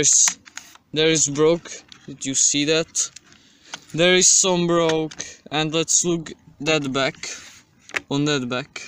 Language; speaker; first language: English; non-native, learner; Czech